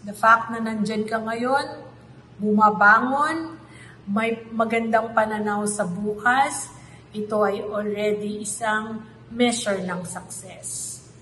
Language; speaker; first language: Filipino; native; Filipino